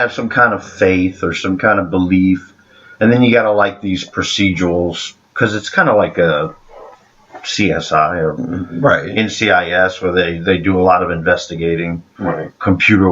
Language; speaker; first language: English; native; English